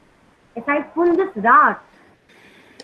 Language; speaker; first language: German; non-native, learner; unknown